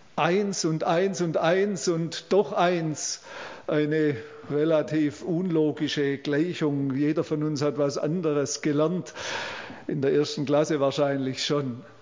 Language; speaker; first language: German; native; German